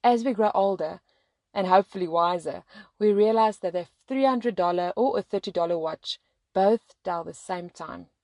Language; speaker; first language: English; non-native, local second language; Afrikaans